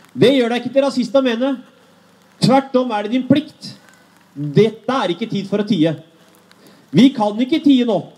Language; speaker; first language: Norwegian; early bilingual, other home language; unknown